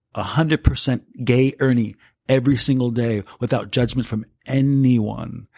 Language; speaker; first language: English; native; English